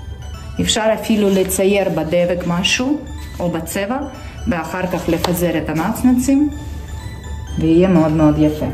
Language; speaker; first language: Hebrew; non-native, fluent; Russian